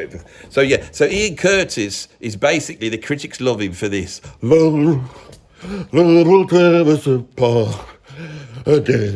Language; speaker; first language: English; native; English